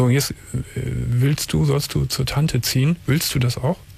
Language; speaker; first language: German; native; German